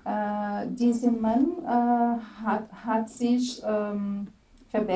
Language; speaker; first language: German; non-native, fluent; Portuguese